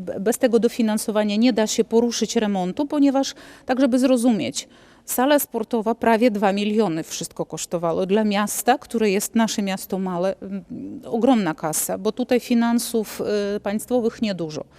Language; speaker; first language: Polish; non-native, local second language; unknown